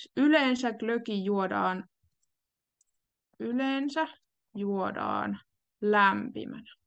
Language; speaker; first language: Finnish; native; Finnish